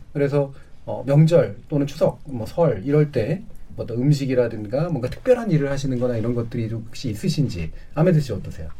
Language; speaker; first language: Korean; native; Korean